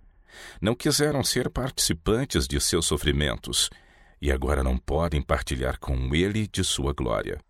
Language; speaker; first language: Portuguese; native; Portuguese